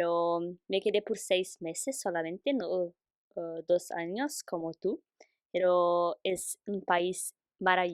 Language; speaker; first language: Spanish; non-native, fluent; Portuguese